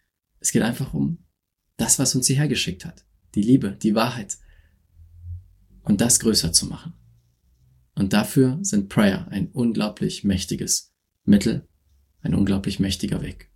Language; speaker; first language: German; native; German